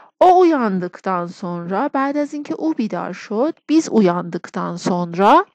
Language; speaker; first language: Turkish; non-native, fluent; Persian